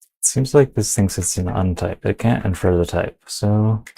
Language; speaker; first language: English; native; English